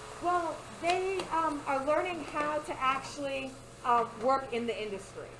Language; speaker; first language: English; native; English